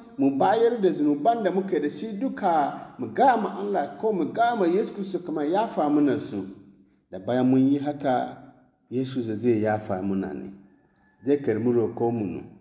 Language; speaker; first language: Hausa; non-native, local second language; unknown